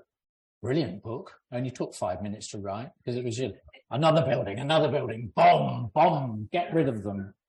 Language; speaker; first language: English; native; English